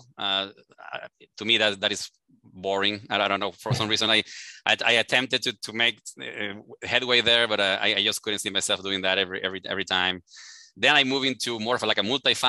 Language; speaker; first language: English; non-native, fluent; Spanish